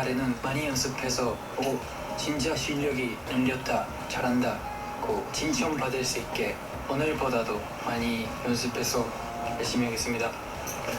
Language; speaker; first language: Korean; non-native, fluent; Japanese